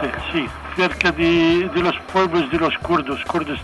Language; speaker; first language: Spanish; non-native, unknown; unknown